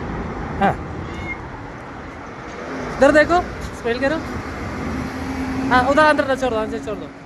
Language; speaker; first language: Hindi; non-native, local second language; Malayalam